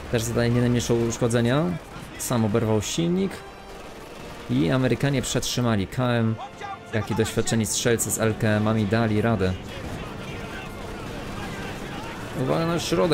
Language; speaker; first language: Polish; native; Polish